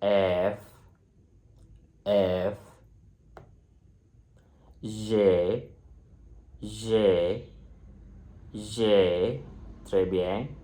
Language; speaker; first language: French; non-native, fluent; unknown